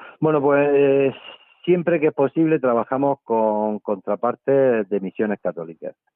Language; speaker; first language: Spanish; native; Spanish